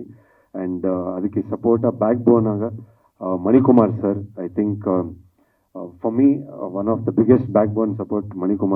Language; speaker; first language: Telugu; non-native, learner; Kannada